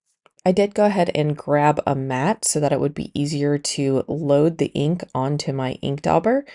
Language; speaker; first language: English; native; English